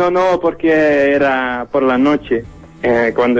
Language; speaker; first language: Spanish; non-native, learner; Dutch